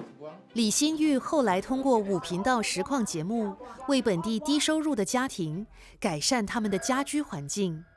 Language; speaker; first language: Chinese; native; Chinese